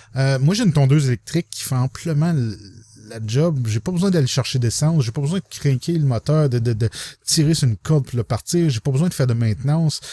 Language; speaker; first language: French; native; French